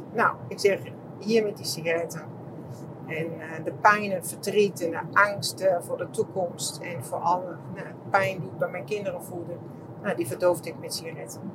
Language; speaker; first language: Dutch; non-native, fluent; Czech